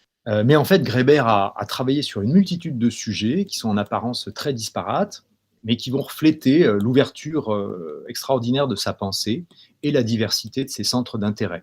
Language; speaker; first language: French; native; French